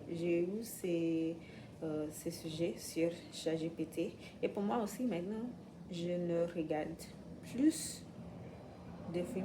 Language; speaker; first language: French; non-native, learner; English